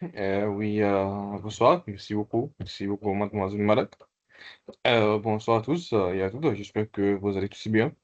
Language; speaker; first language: French; non-native, local second language; Comorian